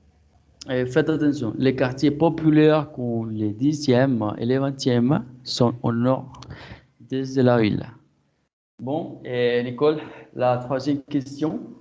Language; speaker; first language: French; non-native, fluent; Spanish